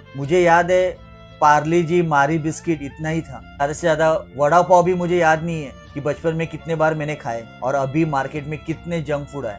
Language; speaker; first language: Hindi; non-native, local second language; Marathi